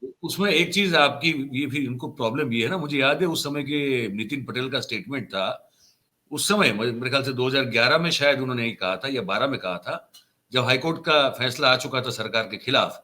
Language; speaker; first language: Hindi; non-native, local second language; Gujarati